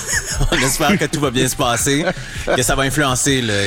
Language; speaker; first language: French; native; French